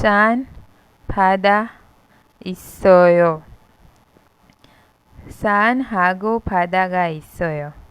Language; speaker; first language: Korean; non-native, learner; Hindi